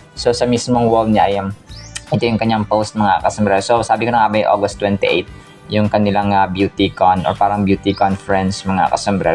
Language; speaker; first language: Filipino; native; Filipino